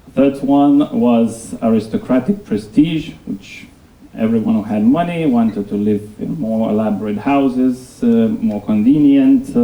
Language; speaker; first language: English; non-native, fluent; Lithuanian